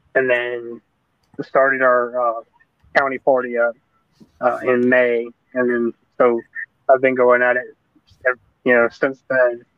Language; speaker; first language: English; native; English